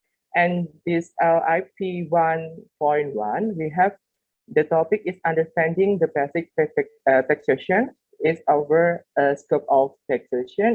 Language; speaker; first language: English; non-native, learner; Indonesian